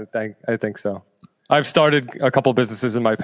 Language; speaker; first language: English; native; English